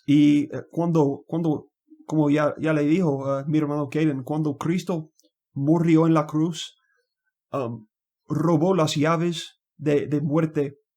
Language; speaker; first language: Spanish; non-native, learner; English